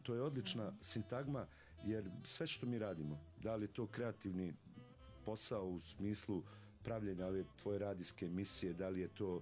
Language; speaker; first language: Serbian; native; Serbian